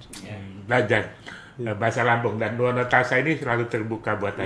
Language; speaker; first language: Indonesian; native; Indonesian